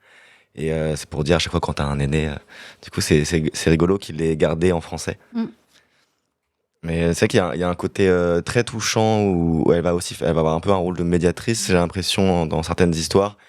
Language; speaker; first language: French; native; French